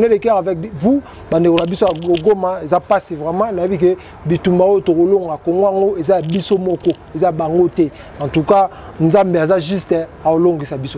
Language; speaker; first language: French; non-native, local second language; Lingala